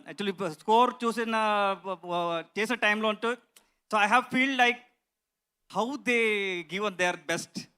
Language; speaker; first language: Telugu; non-native, learner; Kannada